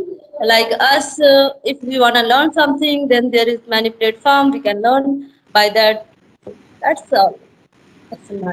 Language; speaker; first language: English; non-native, learner; Hindi